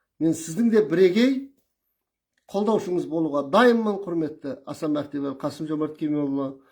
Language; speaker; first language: Kazakh; early bilingual, heritage; Kazakh